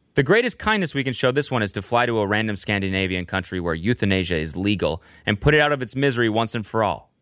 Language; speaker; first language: English; native; English